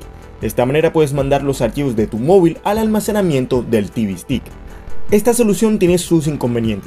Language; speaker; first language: Spanish; native; Spanish